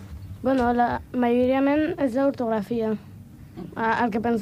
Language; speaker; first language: Catalan; non-native, learner; Arabic